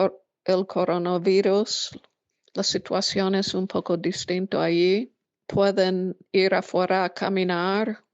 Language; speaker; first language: Spanish; non-native, fluent; English